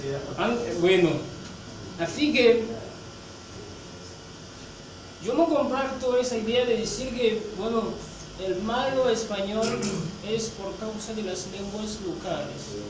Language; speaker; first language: Spanish; non-native, fluent; French